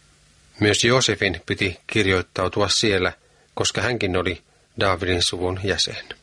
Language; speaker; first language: Finnish; native; Finnish